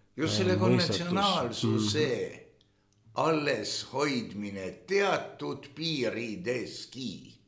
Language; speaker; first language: Estonian; native; Estonian